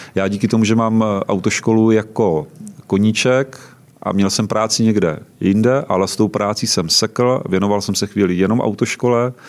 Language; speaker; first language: Czech; native; Czech